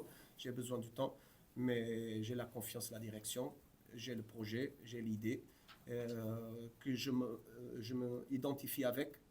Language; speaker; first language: French; non-native, fluent; Portuguese